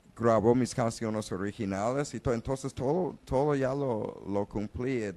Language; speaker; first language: Spanish; non-native, learner; English